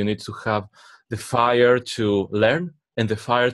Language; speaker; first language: English; non-native, fluent; Greek